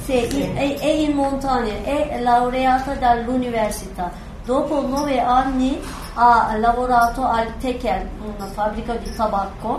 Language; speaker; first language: Italian; non-native, learner; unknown